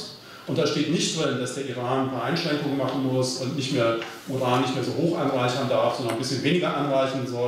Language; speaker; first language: German; native; German